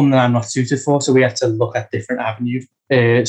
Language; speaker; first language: English; native; English